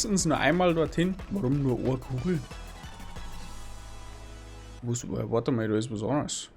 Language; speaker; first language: German; native; German